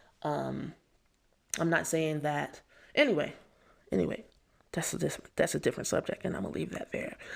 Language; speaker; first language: English; native; English